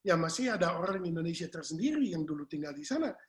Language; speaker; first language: Indonesian; non-native, fluent; English